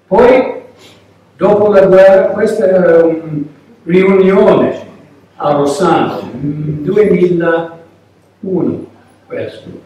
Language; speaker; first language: Italian; non-native, learner; English